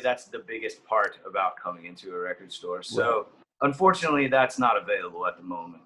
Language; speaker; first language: English; native; English